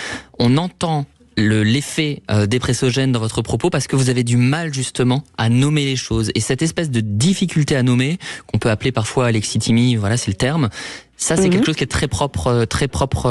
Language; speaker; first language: French; native; French